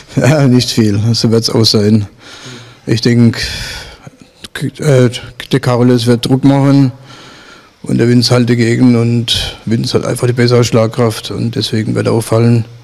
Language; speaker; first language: German; native; German